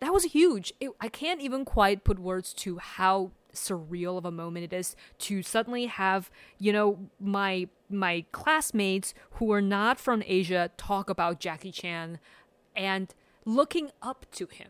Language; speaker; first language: English; early bilingual, other home language; Chinese